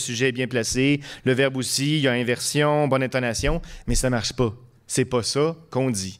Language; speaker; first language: French; native; French